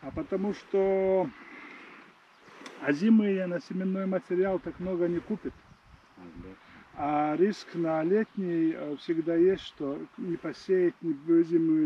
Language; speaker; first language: Russian; non-native, fluent; Latvian